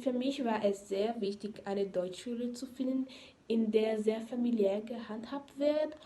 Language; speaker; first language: German; non-native, fluent; Portuguese